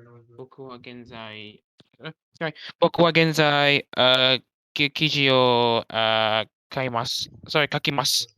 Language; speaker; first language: Japanese; non-native, learner; English